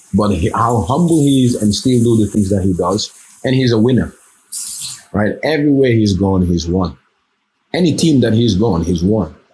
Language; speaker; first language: English; early bilingual, other home language; Norwegian